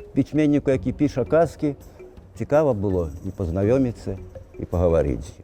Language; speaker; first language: Belarusian; native; Belarusian